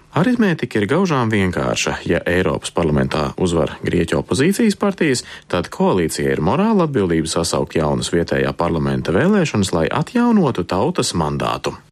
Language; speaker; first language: Latvian; early bilingual, heritage; Latvian